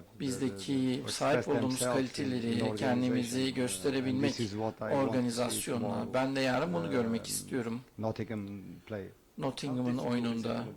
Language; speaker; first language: Turkish; non-native, learner; Portuguese